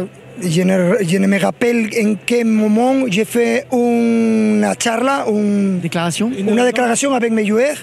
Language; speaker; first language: French; non-native, fluent; Spanish